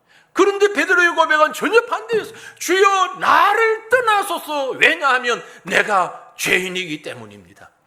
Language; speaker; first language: Korean; native; Korean